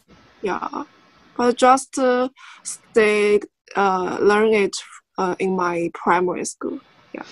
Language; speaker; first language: English; non-native, learner; Chinese